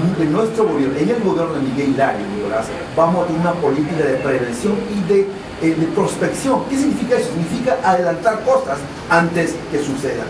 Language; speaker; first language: Spanish; non-native, local second language; Shipibo-Conibo